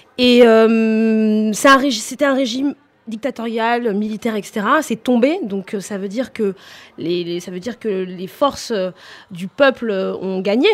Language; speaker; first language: French; native; French